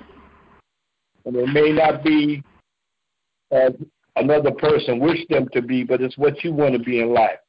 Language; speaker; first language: English; native; English